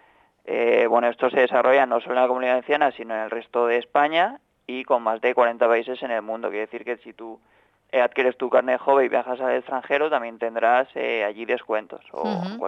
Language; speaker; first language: Spanish; native; Spanish